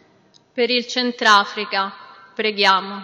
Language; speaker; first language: Italian; non-native, fluent; Arabic